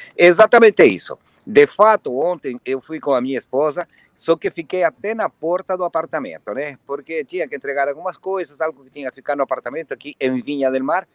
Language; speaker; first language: Portuguese; non-native, fluent; Spanish